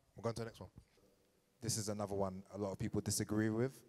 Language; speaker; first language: English; native; English